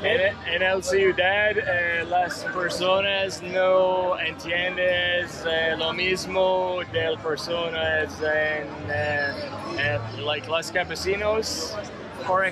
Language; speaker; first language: Spanish; non-native, learner; English